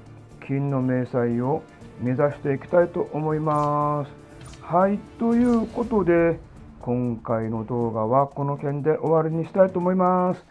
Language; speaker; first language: Japanese; native; Japanese